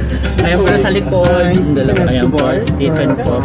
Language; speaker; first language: Filipino; native; Filipino